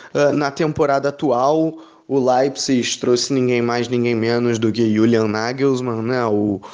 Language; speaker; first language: Portuguese; native; Portuguese